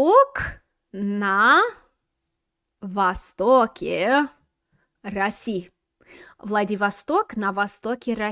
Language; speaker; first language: Russian; non-native, fluent; English